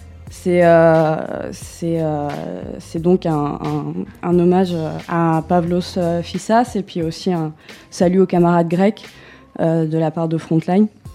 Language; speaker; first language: French; native; French